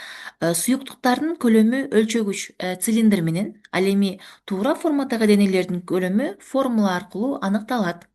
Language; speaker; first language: Kyrgyz; native; Kyrgyz